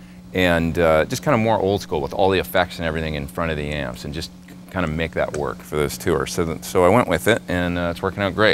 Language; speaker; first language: English; native; English